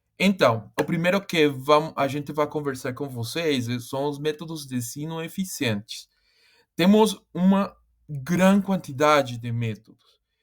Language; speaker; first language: Portuguese; non-native, fluent; Spanish